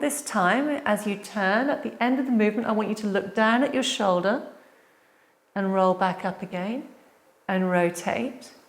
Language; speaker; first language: English; native; English